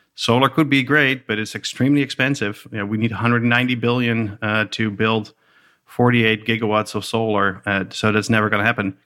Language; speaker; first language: English; non-native, fluent; Dutch